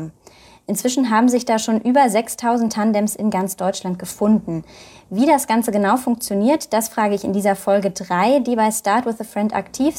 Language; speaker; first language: German; native; German